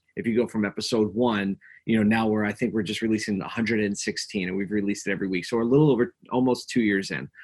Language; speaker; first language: English; native; English